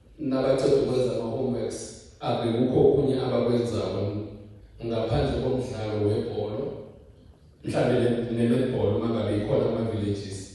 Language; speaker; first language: Zulu; non-native, local second language; South Ndebele